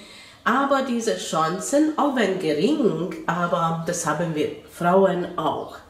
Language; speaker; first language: German; non-native, fluent; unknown